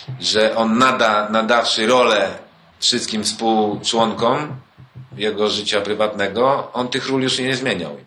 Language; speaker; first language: Polish; early bilingual, heritage; Polish